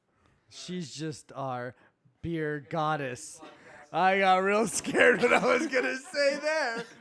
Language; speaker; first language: English; native; English